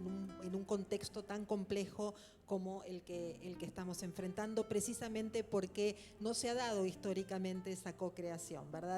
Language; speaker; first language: Spanish; native; Spanish